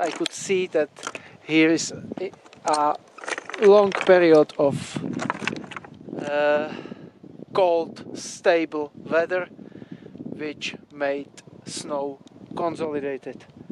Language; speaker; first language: English; non-native, fluent; Czech